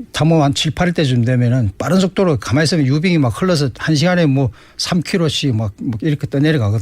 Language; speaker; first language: Korean; native; Korean